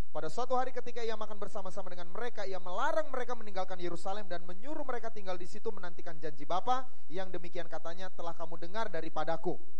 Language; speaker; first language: Indonesian; native; Indonesian